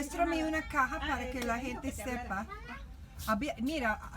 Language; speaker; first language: Spanish; non-native, learner; English